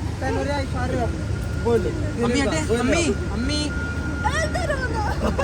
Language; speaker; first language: Turkish; non-native, learner; Urdu